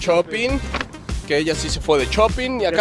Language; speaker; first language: Spanish; native; Spanish